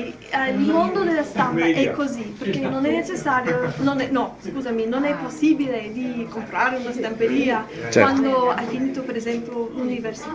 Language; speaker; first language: Italian; non-native, learner; English